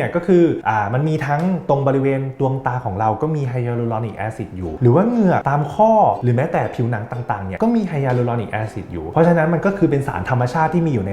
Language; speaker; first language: Thai; native; Thai